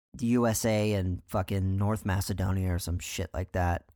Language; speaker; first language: English; native; English